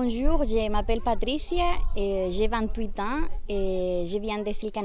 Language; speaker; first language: French; non-native, fluent; Spanish